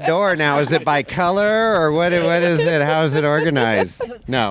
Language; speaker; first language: English; native; English